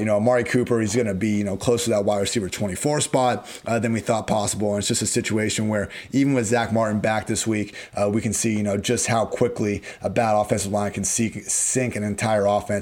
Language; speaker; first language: English; native; English